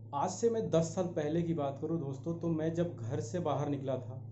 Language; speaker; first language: Hindi; native; Hindi